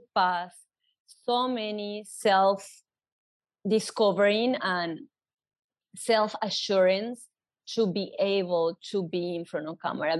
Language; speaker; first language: English; non-native, fluent; Spanish